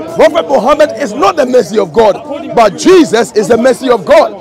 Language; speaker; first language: English; non-native, local second language; Ga